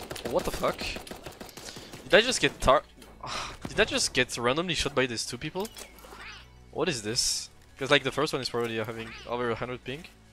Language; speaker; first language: English; non-native, fluent; French